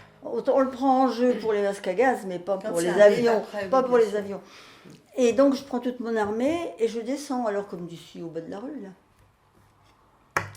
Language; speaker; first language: French; native; French